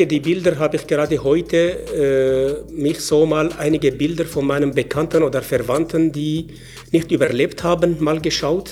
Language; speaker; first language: German; non-native, fluent; Arabic